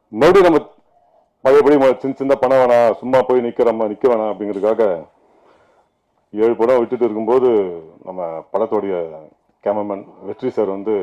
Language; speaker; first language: Tamil; native; Tamil